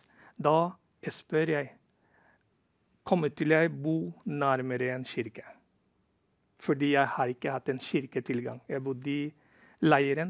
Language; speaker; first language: Norwegian; non-native, fluent; Rohingya